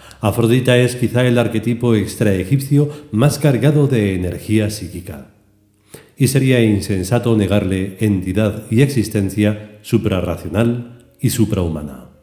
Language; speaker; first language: Spanish; native; Spanish